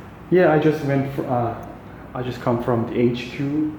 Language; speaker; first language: English; non-native, learner; Korean